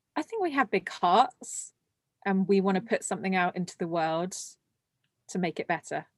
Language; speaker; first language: English; early bilingual, other home language; Morisyen